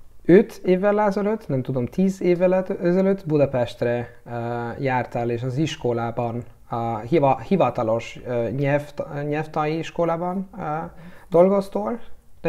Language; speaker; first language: Hungarian; non-native, learner; Italian